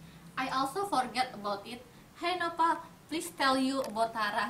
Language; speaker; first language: English; non-native, learner; Indonesian